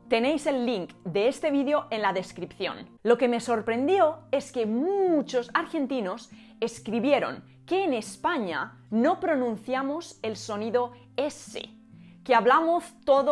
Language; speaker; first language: Spanish; native; Spanish